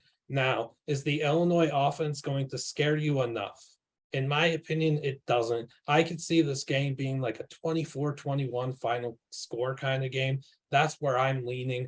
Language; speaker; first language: English; native; English